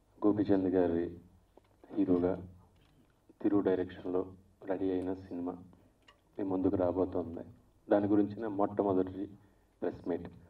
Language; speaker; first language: Telugu; native; Telugu